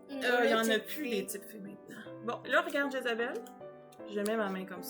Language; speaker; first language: French; native; French